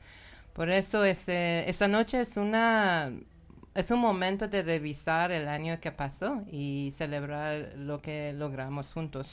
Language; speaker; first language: Spanish; non-native, learner; Persian